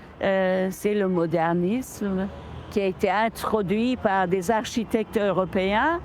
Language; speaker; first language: French; non-native, fluent; Turkish